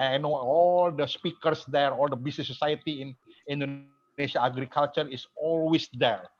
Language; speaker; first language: English; non-native, fluent; Indonesian